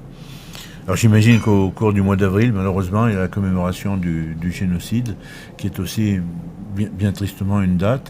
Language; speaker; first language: French; native; French